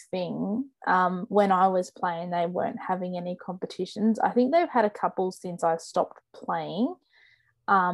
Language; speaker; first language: English; native; English